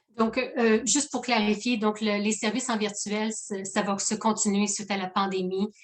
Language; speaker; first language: French; native; French